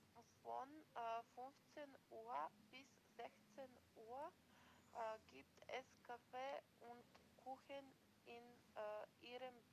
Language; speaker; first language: German; non-native, learner; Macedonian